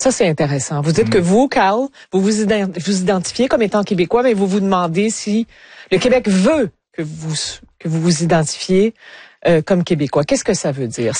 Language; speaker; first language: French; native; French